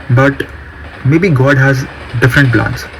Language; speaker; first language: English; non-native, local second language; Hindi